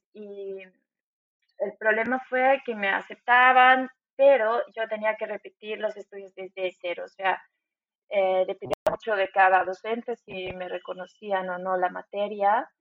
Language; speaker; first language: Spanish; native; Spanish